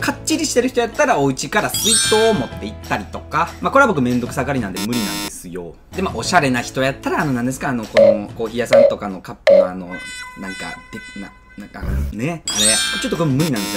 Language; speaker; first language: Japanese; native; Japanese